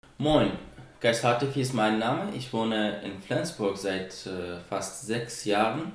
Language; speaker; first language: German; non-native, fluent; Persian